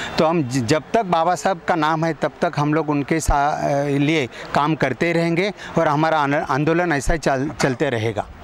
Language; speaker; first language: Hindi; non-native, local second language; Marathi